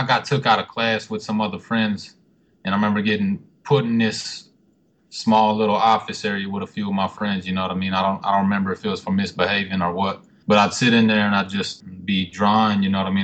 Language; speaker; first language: English; native; English